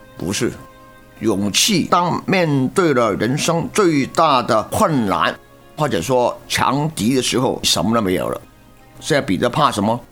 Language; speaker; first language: Chinese; non-native, local second language; Cantonese